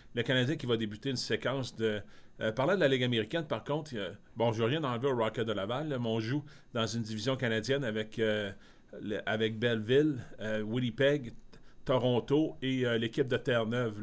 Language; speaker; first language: French; native; French